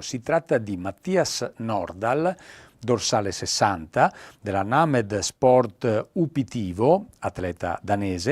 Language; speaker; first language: Italian; native; Italian